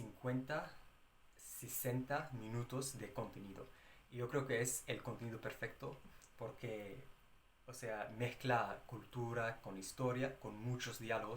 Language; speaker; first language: Spanish; non-native, fluent; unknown